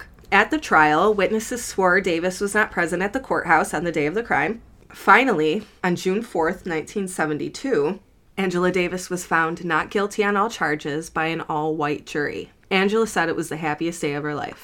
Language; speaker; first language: English; native; English